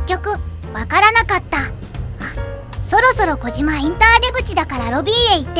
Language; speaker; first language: Japanese; native; Japanese